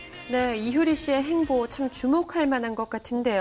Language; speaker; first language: Korean; native; Korean